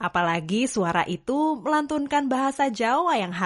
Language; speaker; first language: Indonesian; native; Indonesian